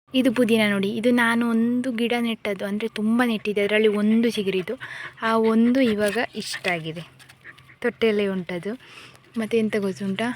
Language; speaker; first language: Kannada; native; Kannada